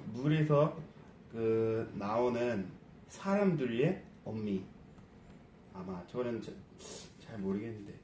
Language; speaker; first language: Korean; non-native, fluent; English